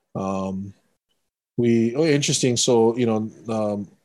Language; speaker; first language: English; native; English